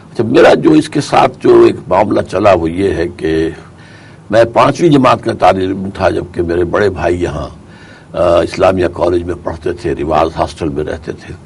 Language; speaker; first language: Urdu; native; Urdu